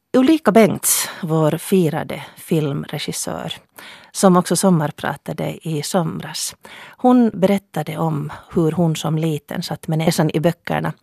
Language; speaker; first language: Swedish; native; Swedish